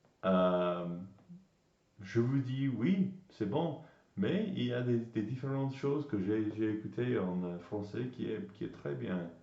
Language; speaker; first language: French; non-native, learner; English